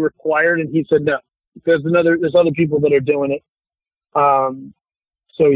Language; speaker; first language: English; native; English